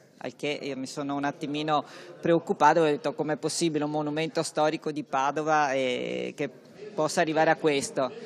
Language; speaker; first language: Italian; native; Italian